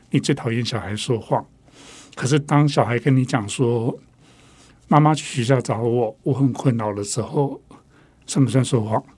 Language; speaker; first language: Chinese; non-native, local second language; Min Nan Chinese